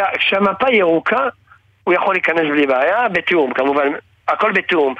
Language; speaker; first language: Hebrew; non-native, fluent; French